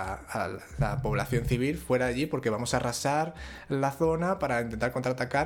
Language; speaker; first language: Spanish; native; Spanish